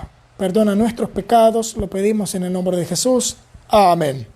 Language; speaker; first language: Spanish; native; Spanish